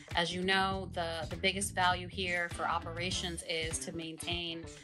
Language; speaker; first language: English; native; English